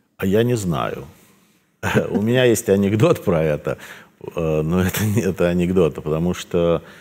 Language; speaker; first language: Russian; native; Russian